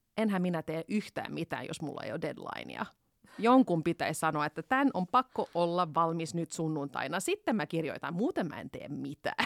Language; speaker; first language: Finnish; non-native, local second language; Swedish